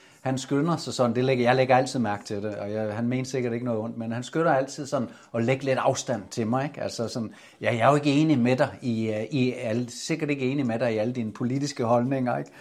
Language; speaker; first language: Danish; native; Danish